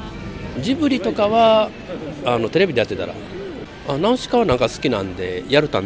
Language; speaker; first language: Japanese; native; Japanese